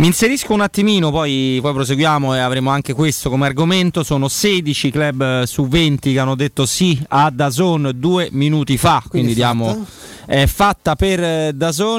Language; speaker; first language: Italian; native; Italian